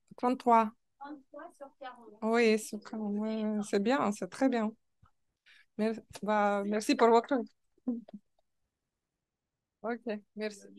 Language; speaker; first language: French; non-native, learner; Russian